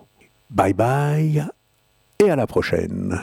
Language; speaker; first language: French; native; French